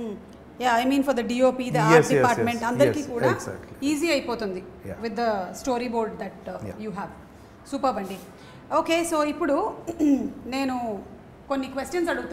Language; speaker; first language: Telugu; native; Telugu